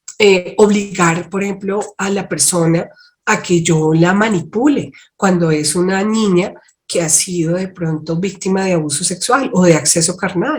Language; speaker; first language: Spanish; native; Spanish